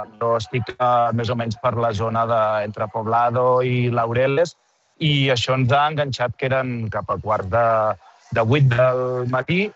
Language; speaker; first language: Catalan; native; Catalan